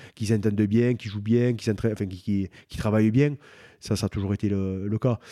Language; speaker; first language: French; native; French